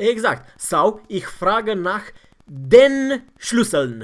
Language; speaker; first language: German; non-native, fluent; Romanian